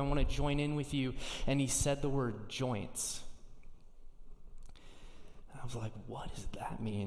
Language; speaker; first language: English; native; English